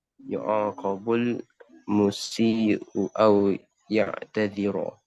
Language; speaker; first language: Arabic; non-native, learner; Indonesian